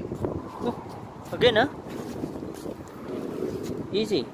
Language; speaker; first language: English; non-native, learner; Filipino